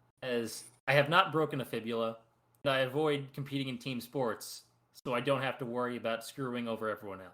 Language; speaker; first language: English; native; English